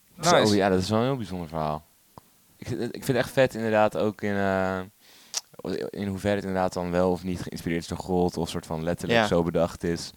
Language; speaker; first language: Dutch; native; Dutch